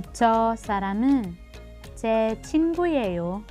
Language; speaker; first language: Korean; non-native, learner; Filipino